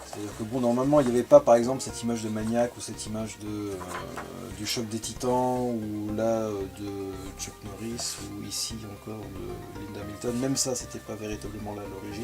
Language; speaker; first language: French; native; French